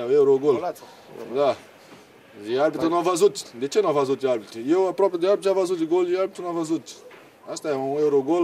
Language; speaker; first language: Romanian; non-native, learner; Portuguese